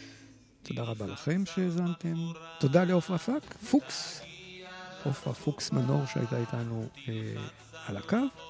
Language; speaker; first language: Hebrew; native; Hebrew